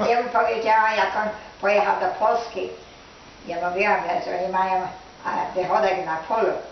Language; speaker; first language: Polish; early bilingual, heritage; Polish